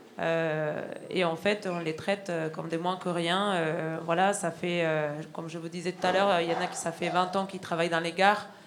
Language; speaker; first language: French; non-native, fluent; Spanish